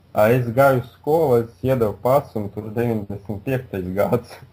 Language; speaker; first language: Latvian; non-native, local second language; Russian